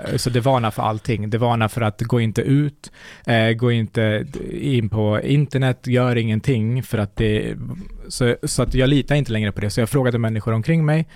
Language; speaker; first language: Swedish; early bilingual, other home language; Kurdish